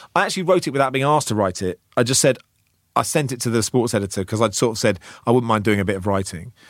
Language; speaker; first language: English; native; English